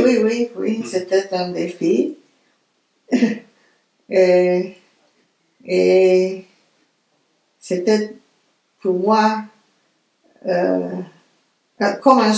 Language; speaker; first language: French; non-native, fluent; Romanian